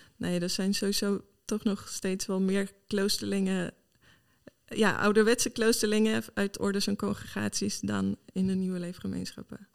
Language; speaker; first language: Dutch; non-native, fluent; Swedish